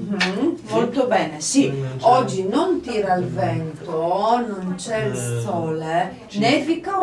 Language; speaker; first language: Italian; non-native, fluent; Polish